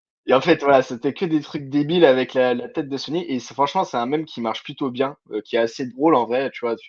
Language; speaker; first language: French; native; French